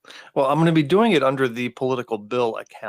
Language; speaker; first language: English; native; English